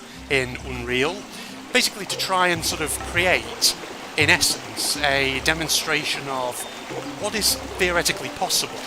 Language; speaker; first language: English; native; English